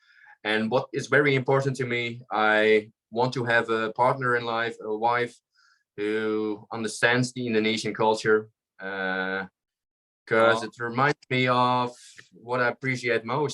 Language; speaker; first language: English; non-native, fluent; Dutch